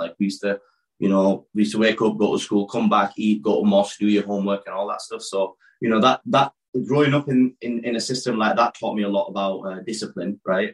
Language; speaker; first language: English; native; English